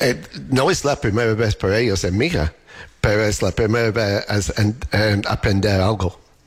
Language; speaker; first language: Spanish; non-native, learner; English